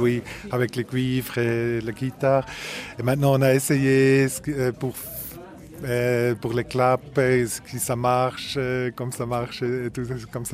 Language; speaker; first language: French; non-native, fluent; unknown